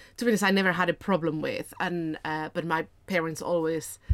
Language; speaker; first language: English; non-native, fluent; Spanish